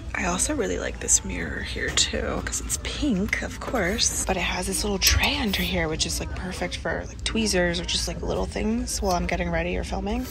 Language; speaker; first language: English; native; English